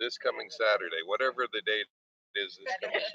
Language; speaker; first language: English; native; English